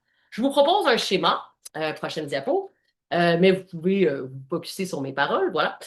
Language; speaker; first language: French; native; French